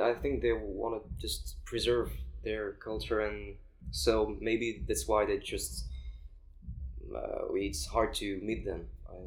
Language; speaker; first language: English; non-native, learner; French